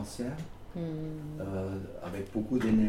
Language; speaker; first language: French; non-native, learner; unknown